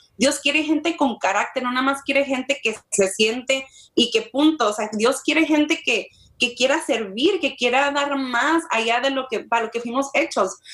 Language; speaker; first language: Spanish; early bilingual, heritage; Spanish